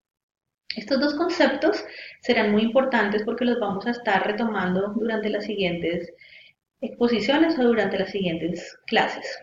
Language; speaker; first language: Spanish; native; Spanish